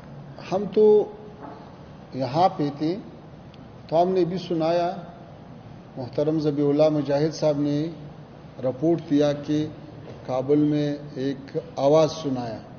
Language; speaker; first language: Hindi; non-native, learner; Pashto